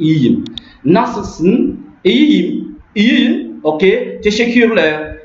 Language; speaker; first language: Turkish; non-native, learner; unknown